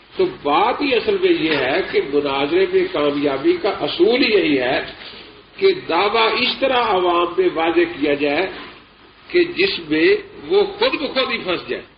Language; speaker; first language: Urdu; non-native, local second language; Punjabi